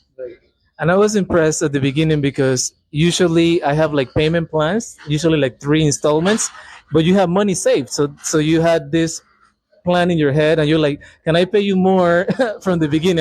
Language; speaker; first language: English; non-native, fluent; Spanish